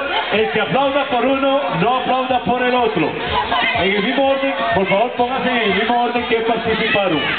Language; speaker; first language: Spanish; native; Spanish